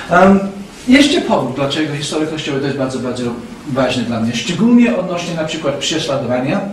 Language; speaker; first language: Polish; non-native, fluent; English